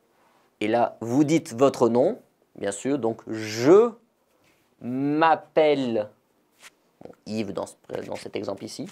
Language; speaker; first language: French; native; French